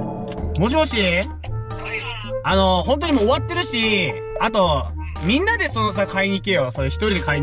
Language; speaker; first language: Japanese; native; Japanese